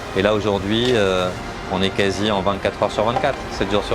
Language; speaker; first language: French; native; French